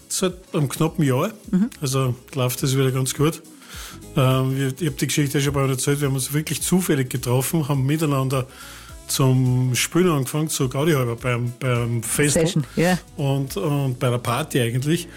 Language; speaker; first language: German; native; German